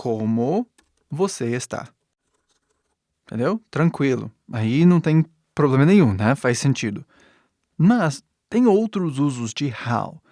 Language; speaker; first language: Portuguese; non-native, fluent; English